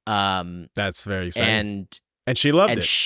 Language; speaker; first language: English; native; English